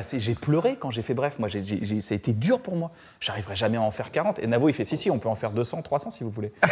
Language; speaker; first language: French; native; French